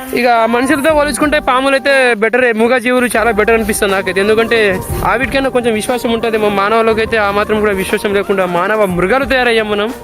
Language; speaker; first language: Telugu; non-native, local second language; Lambadi